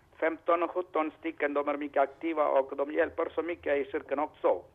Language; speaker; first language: Swedish; non-native, learner; Malayalam